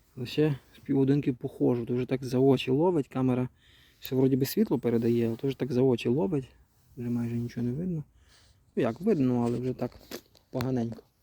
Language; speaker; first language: Ukrainian; native; Ukrainian